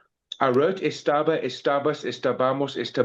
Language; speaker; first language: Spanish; non-native, fluent; English